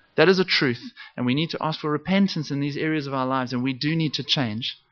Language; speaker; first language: English; native; English